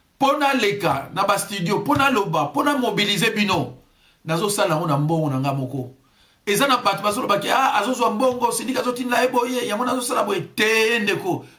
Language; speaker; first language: Lingala; non-native, local second language; Kongo